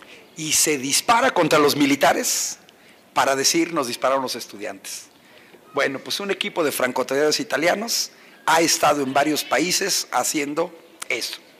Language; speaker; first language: Spanish; native; Spanish